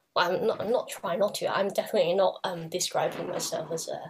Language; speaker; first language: English; non-native, local second language; Cantonese